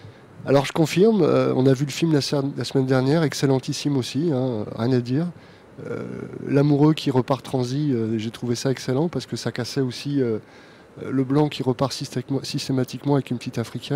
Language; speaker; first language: French; native; French